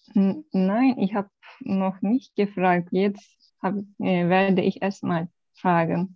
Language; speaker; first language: German; non-native, learner; Turkish